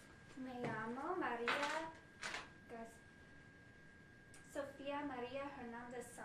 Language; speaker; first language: Spanish; non-native, learner; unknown